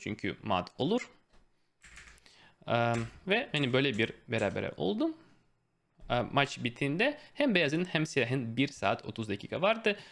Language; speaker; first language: Turkish; non-native, fluent; Russian